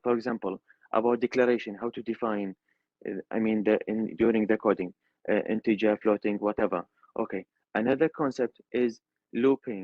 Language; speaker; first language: English; non-native, learner; Arabic